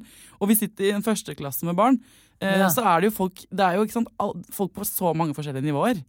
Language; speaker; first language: Norwegian; native; Norwegian